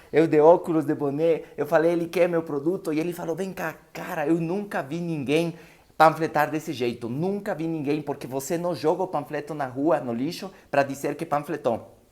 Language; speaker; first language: Portuguese; non-native, fluent; Spanish